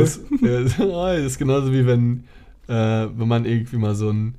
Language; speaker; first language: German; native; German